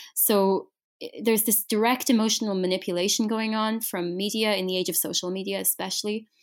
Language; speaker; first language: English; native; English